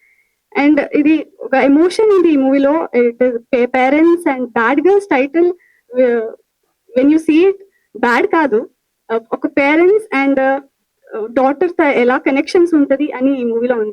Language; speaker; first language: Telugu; non-native, learner; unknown